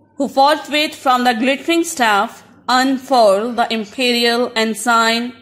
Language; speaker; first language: English; non-native, local second language; Urdu